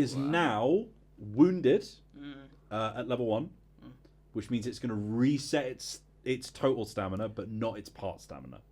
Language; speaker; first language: English; native; English